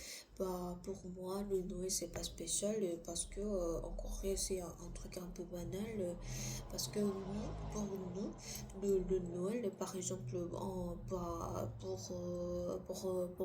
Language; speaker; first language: French; non-native, learner; Korean